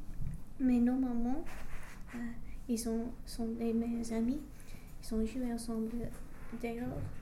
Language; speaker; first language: French; non-native, learner; English